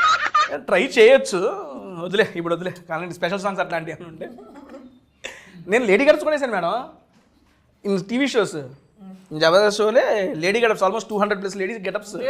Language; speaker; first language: Telugu; native; Telugu